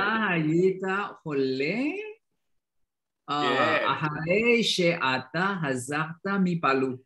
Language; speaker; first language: Hebrew; non-native, learner; Indonesian